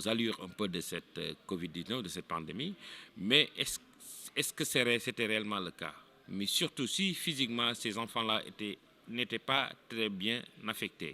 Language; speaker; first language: French; non-native, local second language; Wolof